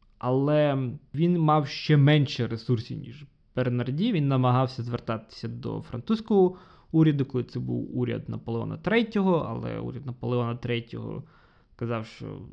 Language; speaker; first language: Ukrainian; non-native, local second language; Russian